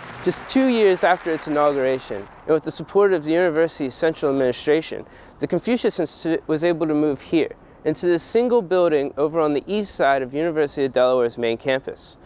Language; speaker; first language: English; native; English